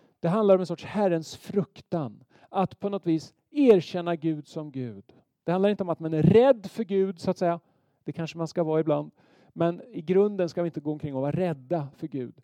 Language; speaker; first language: Swedish; native; Swedish